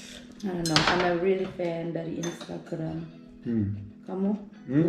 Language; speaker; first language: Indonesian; early bilingual, heritage; Indonesian